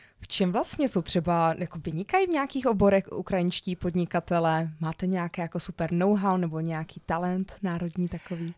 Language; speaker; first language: Czech; native; Czech